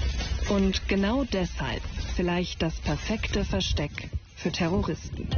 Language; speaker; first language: German; native; German